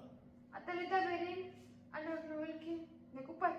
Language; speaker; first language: Hebrew; non-native, learner; Gujarati